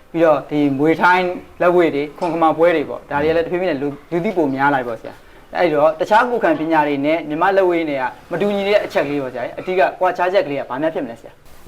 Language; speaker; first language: Burmese; native; Burmese